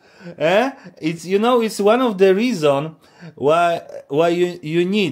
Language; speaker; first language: English; non-native, learner; Polish